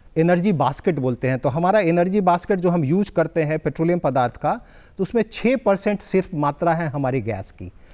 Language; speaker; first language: Hindi; native; Hindi